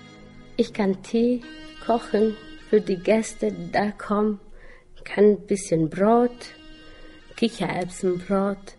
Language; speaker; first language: German; non-native, learner; Albanian